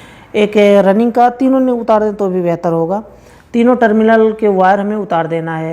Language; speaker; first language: Hindi; native; Hindi